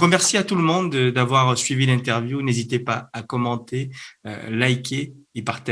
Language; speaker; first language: French; native; French